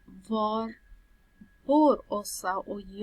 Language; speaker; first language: Swedish; non-native, fluent; Persian